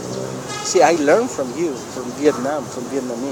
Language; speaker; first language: English; non-native, fluent; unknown